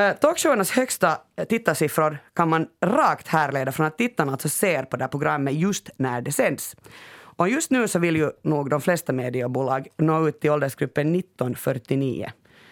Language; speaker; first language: Swedish; native; Swedish